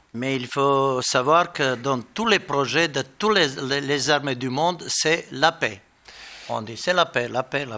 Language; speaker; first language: French; non-native, learner; Bosnian